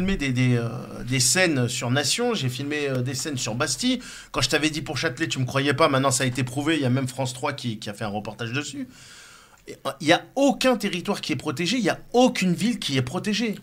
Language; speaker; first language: French; native; French